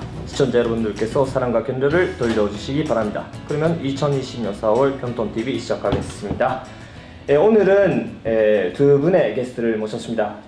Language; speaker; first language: Korean; early bilingual, heritage; Korean